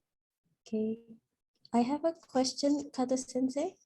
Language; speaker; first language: English; non-native, fluent; Indonesian